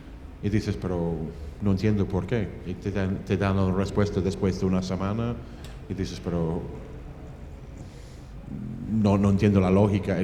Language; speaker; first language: Spanish; non-native, fluent; English